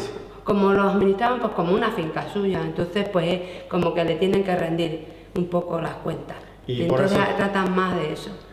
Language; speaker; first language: Spanish; native; Spanish